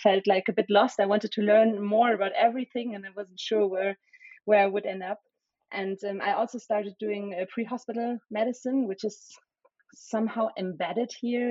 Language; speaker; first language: English; non-native, fluent; German